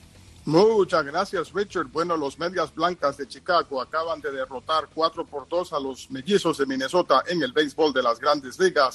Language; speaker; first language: Spanish; native; Spanish